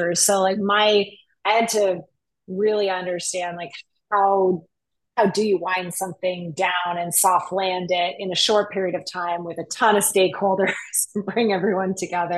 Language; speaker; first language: English; native; English